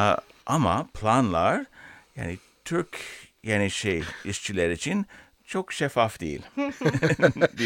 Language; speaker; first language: Turkish; non-native, learner; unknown